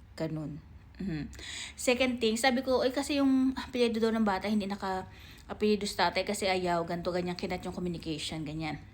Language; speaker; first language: Filipino; native; Filipino